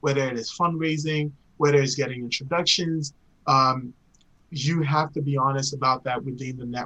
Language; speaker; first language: English; non-native, local second language; Akan